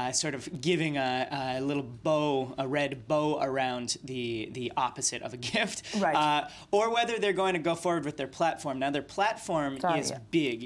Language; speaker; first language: English; native; English